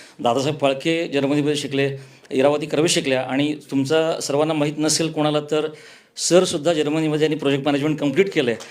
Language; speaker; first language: Marathi; native; Marathi